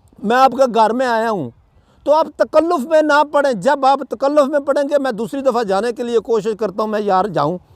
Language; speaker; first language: Urdu; non-native, local second language; Punjabi